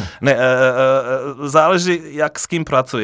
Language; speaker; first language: Czech; non-native, fluent; Serbian